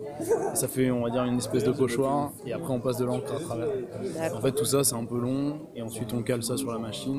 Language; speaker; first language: French; native; French